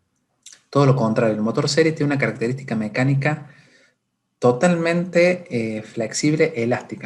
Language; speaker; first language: Spanish; native; Spanish